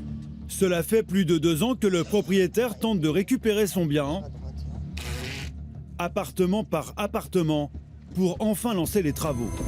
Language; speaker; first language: French; native; French